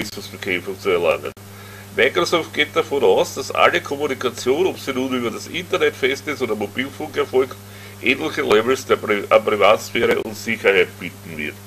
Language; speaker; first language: German; native; German